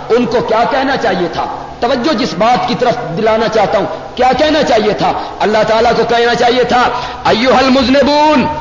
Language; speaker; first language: Urdu; non-native, local second language; Punjabi